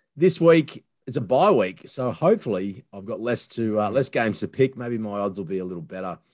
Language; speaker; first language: English; native; English